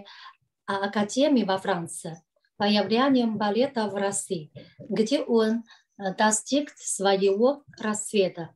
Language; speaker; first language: Russian; non-native, learner; Chinese